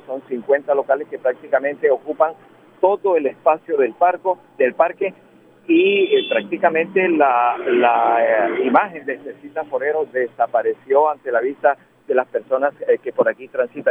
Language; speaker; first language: Spanish; native; Spanish